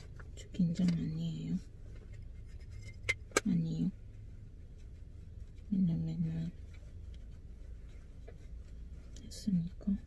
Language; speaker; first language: Korean; non-native, learner; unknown